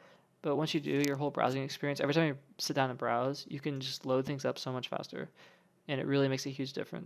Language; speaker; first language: English; native; English